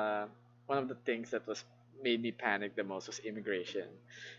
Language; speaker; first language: English; non-native, local second language; Filipino